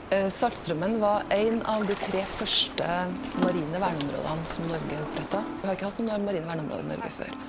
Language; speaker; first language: Norwegian; native; Norwegian